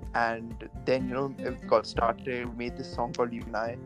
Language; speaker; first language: English; non-native, local second language; Marathi